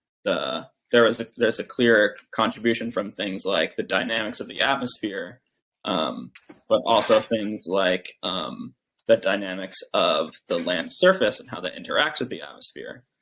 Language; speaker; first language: English; native; English